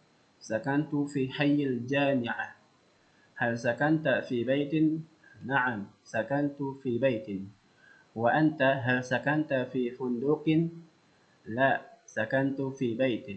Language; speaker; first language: Arabic; non-native, fluent; Indonesian